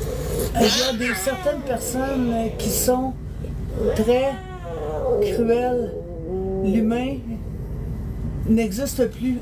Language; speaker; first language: French; native; French